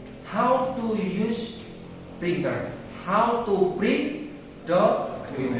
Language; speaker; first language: English; non-native, learner; Indonesian